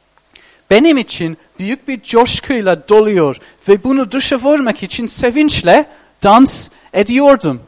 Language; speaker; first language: Turkish; non-native, fluent; English